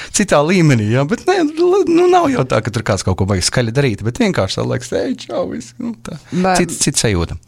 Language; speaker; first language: Latvian; native; Latvian